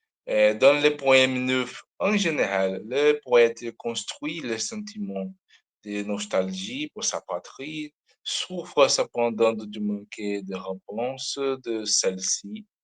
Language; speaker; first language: French; non-native, learner; Portuguese